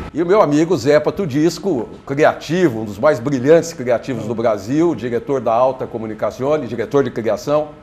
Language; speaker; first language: Portuguese; native; Portuguese